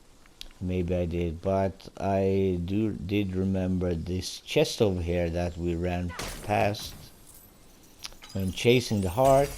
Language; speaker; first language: English; non-native, fluent; Swedish